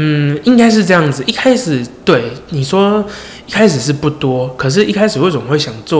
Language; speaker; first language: Chinese; native; Chinese